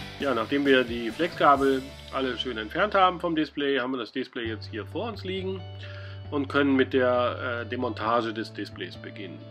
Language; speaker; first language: German; native; German